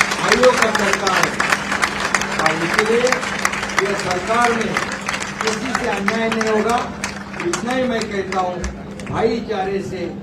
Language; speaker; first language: Hindi; non-native, local second language; Marathi